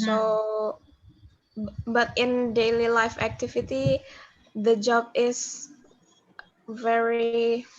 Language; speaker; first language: English; non-native, learner; Indonesian